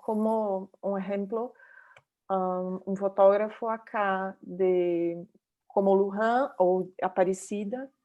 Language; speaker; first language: Spanish; non-native, learner; Portuguese